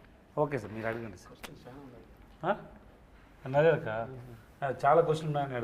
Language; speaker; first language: Telugu; non-native, learner; Tamil